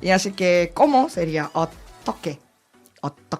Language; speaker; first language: Spanish; non-native, learner; Korean